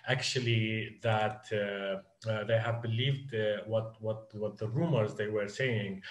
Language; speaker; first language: English; non-native, fluent; Arabic